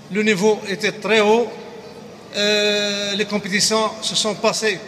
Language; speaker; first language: French; non-native, local second language; Arabic